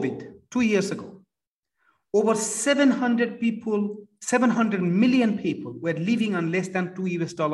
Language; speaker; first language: English; non-native, local second language; Nepali